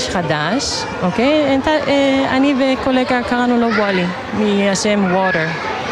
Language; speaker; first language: Hebrew; non-native, fluent; Danish